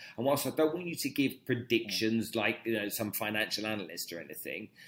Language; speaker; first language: English; native; English